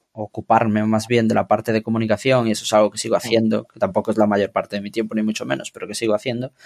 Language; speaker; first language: Spanish; native; Spanish